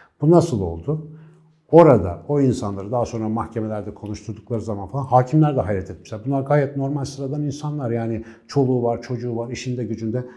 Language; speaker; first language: Turkish; native; Turkish